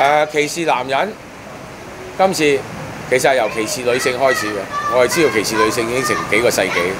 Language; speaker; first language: Cantonese; native; Cantonese